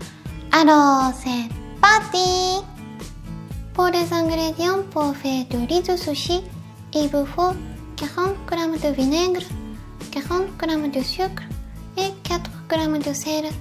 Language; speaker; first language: French; non-native, fluent; Japanese